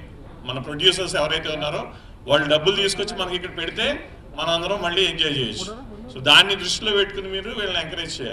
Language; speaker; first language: Telugu; native; Telugu